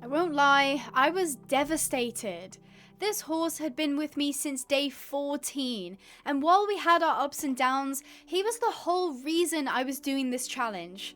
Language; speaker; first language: English; native; English